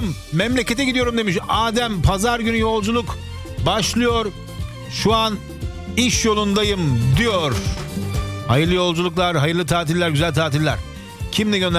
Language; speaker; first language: Turkish; early bilingual, other home language; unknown